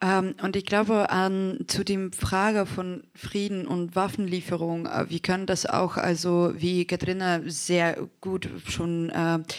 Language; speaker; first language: German; non-native, fluent; Ukrainian